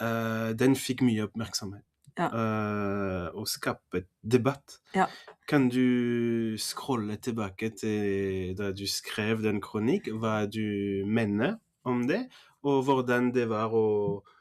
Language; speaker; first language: Norwegian; non-native, fluent; French